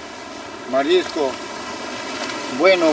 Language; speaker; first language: Spanish; native; Spanish